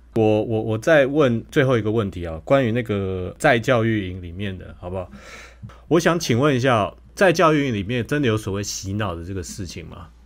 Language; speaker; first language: Chinese; native; Chinese